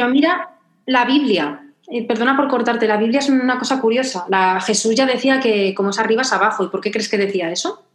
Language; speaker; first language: Spanish; native; Spanish